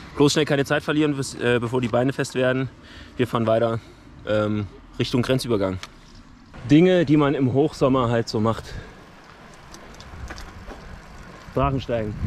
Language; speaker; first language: German; native; German